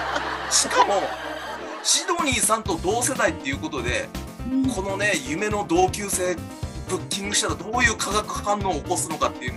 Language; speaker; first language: Japanese; native; Japanese